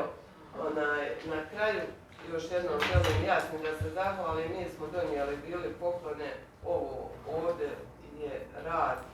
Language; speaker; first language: Bosnian; native; Bosnian